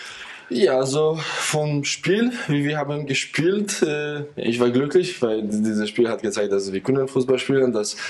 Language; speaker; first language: German; non-native, fluent; Polish